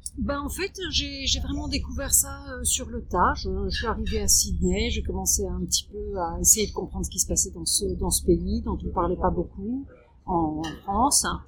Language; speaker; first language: French; early bilingual, heritage; French